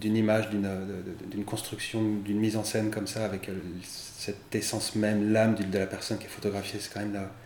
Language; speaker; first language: French; native; French